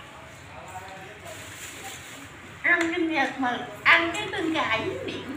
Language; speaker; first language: Vietnamese; native; Vietnamese